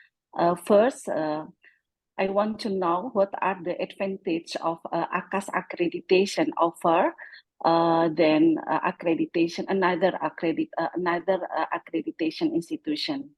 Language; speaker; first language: English; non-native, fluent; Indonesian